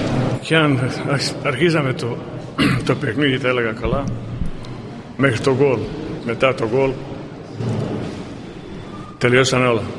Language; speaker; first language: Greek; non-native, fluent; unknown